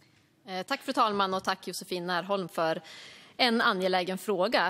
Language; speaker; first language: Swedish; native; Swedish